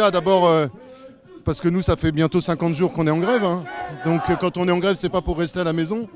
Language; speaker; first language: French; native; French